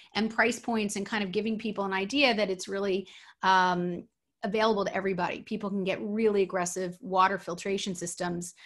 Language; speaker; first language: English; native; English